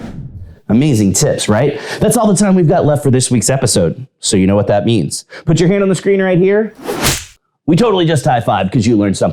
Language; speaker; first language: English; native; English